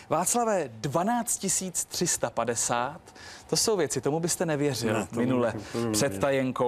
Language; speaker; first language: Czech; native; Czech